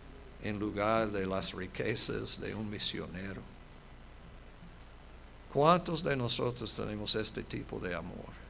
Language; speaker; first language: Spanish; non-native, fluent; English